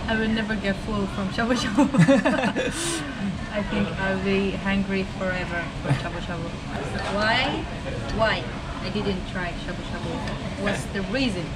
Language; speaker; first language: English; non-native, learner; Arabic